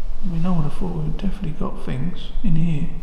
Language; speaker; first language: English; native; English